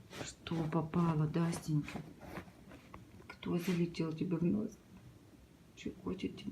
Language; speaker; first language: Russian; native; Russian